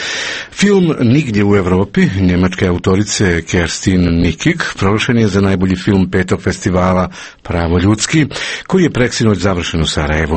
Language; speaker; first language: Croatian; native; Croatian